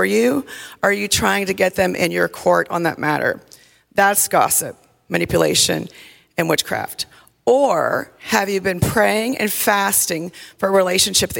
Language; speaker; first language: English; native; English